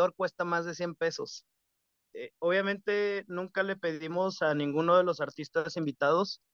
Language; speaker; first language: Spanish; native; Spanish